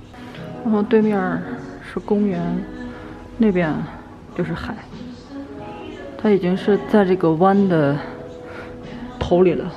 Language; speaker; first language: Chinese; native; Chinese